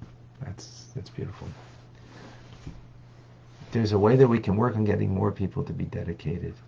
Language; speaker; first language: English; native; English